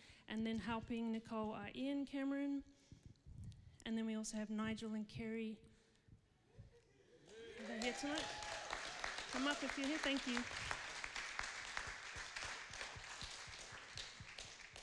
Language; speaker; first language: English; native; English